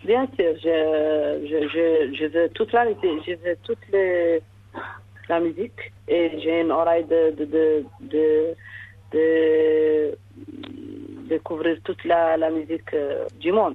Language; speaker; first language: French; non-native, learner; Arabic